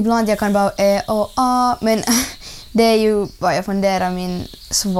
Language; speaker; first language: Swedish; early bilingual, other home language; Ukrainian